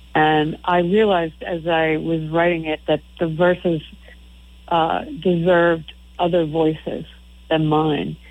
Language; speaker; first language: English; native; English